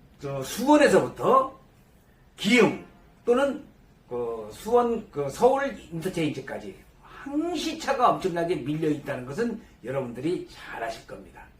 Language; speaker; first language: Korean; native; Korean